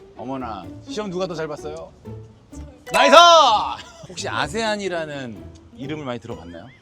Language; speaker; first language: Korean; native; Korean